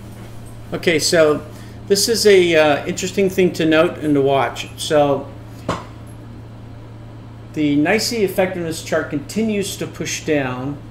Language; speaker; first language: English; native; English